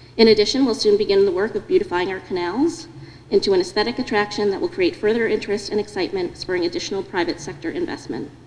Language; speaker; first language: English; native; English